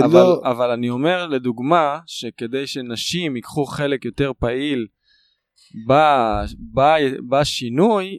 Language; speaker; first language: Hebrew; native; Hebrew